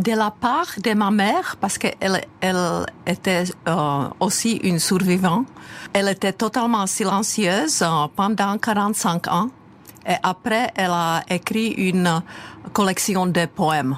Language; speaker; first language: French; non-native, fluent; Czech